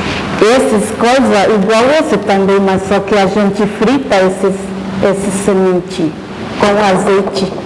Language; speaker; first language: Portuguese; non-native, local second language; Guarani